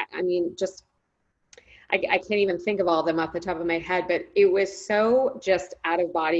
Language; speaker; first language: English; native; English